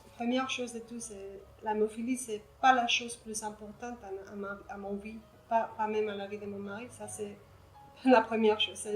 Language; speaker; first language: French; non-native, learner; Spanish